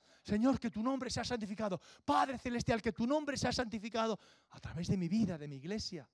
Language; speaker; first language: Spanish; native; Spanish